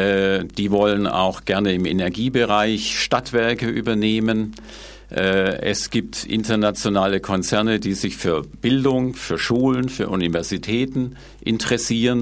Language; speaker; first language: German; native; German